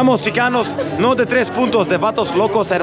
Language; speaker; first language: Spanish; non-native, learner; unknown